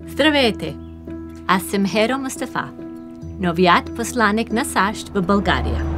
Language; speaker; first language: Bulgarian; non-native, learner; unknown